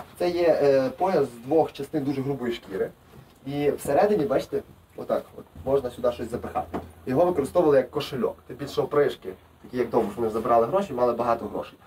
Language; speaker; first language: Ukrainian; native; Ukrainian